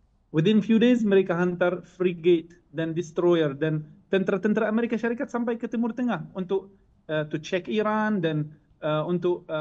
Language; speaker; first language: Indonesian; non-native, fluent; Arabic